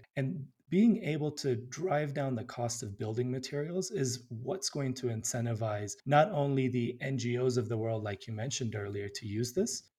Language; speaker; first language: English; early bilingual, other home language; Amharic